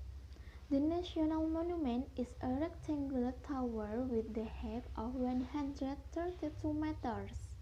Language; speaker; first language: English; non-native, fluent; Indonesian